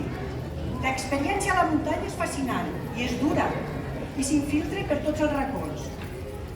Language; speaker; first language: Catalan; native; Catalan